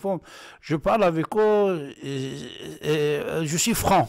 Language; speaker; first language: French; non-native, fluent; Persian